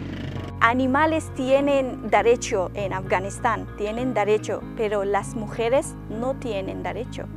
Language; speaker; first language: Spanish; non-native, learner; Persian